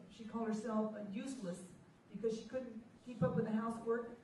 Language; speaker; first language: English; early bilingual, other home language; Spanish